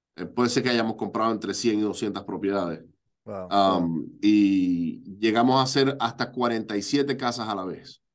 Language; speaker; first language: Spanish; native; Spanish